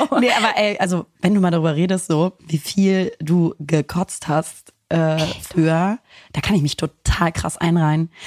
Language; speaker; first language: German; native; German